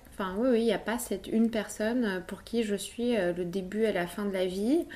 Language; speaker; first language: French; early bilingual, other home language; Polish